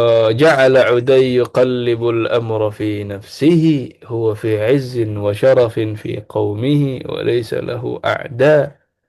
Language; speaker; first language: Arabic; non-native, fluent; Indonesian